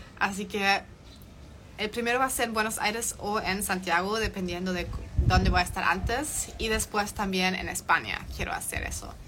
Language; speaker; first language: Spanish; non-native, fluent; German